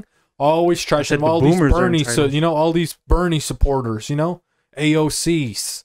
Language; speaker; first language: English; native; English